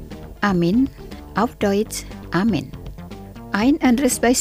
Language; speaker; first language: German; non-native, fluent; Indonesian